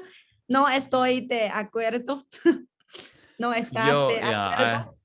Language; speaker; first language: Spanish; non-native, learner; English